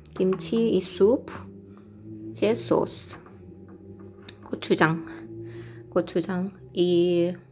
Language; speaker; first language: Korean; non-native, learner; Ukrainian